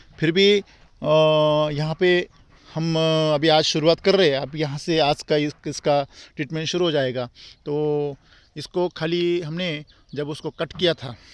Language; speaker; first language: Hindi; non-native, local second language; Marathi